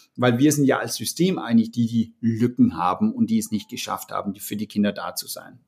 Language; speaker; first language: German; non-native, fluent; Danish